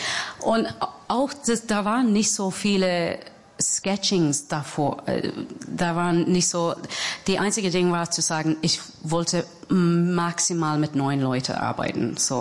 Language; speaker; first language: German; non-native, fluent; English